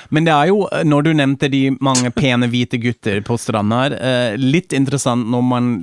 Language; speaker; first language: Norwegian; non-native, fluent; German